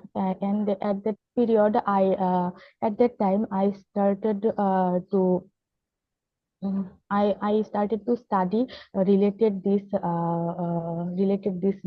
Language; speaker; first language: English; non-native, learner; Bangla